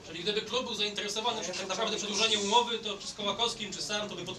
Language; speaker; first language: Polish; native; Polish